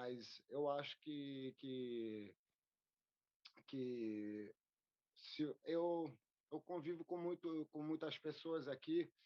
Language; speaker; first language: Portuguese; non-native, fluent; French